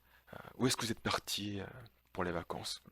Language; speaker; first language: French; non-native, fluent; Korean